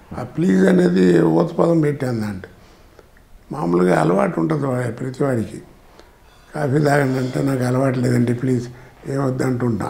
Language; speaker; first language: Telugu; native; Telugu